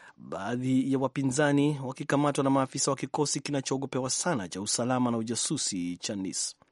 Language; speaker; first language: Swahili; non-native, local second language; Kikuyu